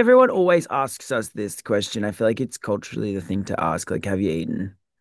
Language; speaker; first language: English; native; English